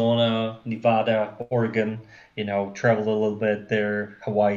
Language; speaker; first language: English; non-native, fluent; Russian